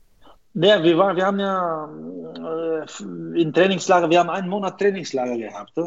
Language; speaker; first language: German; non-native, fluent; Albanian